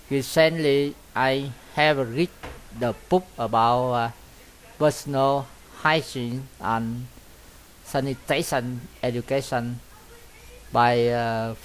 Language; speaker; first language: English; non-native, learner; Vietnamese